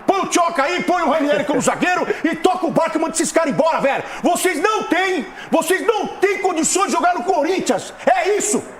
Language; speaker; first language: Portuguese; native; Portuguese